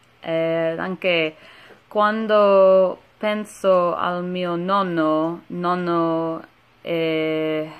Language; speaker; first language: Italian; non-native, learner; English